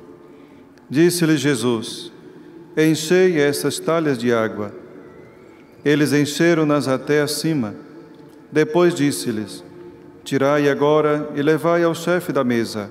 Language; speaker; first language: Portuguese; native; Portuguese